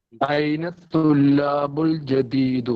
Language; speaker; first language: Arabic; non-native, learner; Malayalam